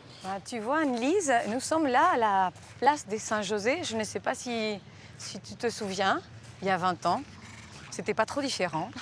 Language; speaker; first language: French; non-native, fluent; Spanish